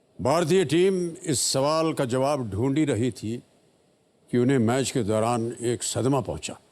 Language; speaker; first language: Hindi; native; Hindi